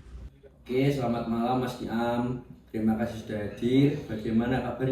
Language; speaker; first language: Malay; non-native, fluent; Indonesian